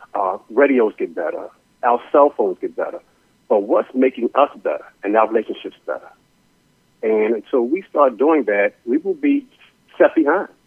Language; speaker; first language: English; native; English